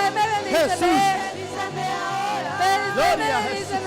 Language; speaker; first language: Spanish; native; Spanish